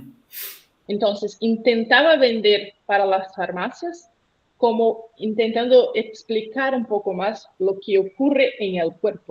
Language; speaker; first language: Spanish; non-native, learner; Portuguese